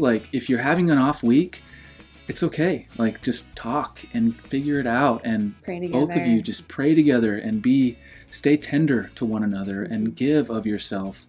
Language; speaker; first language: English; native; English